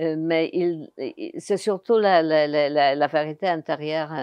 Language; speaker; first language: French; non-native, fluent; Polish